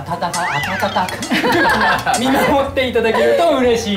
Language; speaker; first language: Japanese; native; Japanese